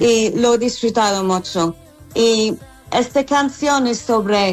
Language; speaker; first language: Spanish; non-native, fluent; English